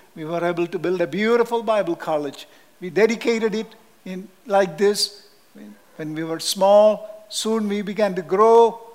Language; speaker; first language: English; non-native, local second language; Malayalam